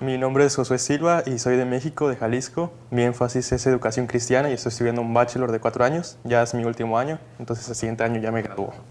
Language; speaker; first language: Spanish; native; Spanish